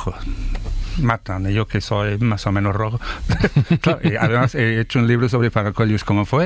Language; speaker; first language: Spanish; non-native, fluent; English